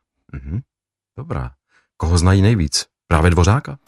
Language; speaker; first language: Czech; native; Czech